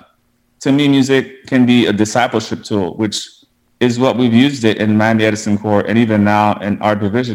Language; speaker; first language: English; non-native, fluent; Haitian Creole